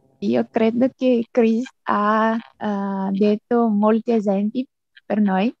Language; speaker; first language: Italian; non-native, learner; Portuguese